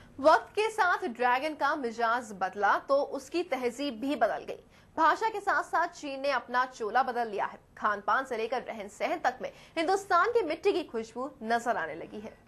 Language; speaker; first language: Hindi; native; Hindi